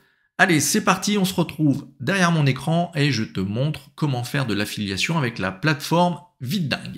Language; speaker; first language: French; native; French